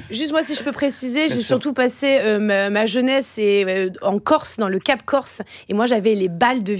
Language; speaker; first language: French; native; French